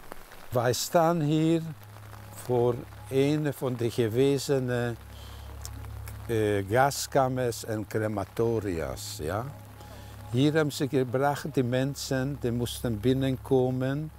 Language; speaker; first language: Dutch; non-native, fluent; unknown